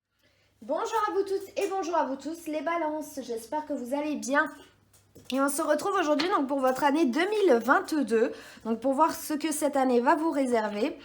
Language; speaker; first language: French; native; French